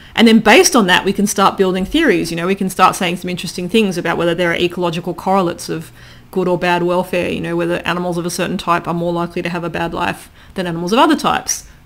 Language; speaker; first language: English; native; English